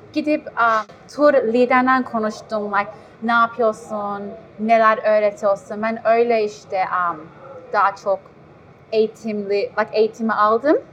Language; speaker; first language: Turkish; early bilingual, heritage; Turkish